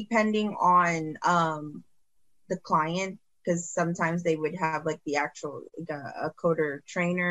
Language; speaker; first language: English; non-native, local second language; Filipino